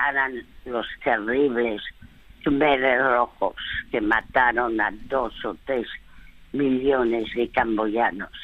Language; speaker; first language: Spanish; early bilingual, other home language; French